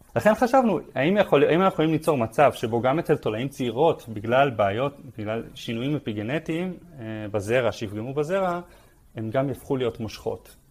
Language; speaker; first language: Hebrew; native; Hebrew